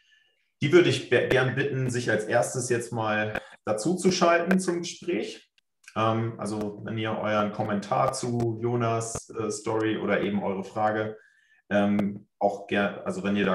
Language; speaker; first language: German; native; German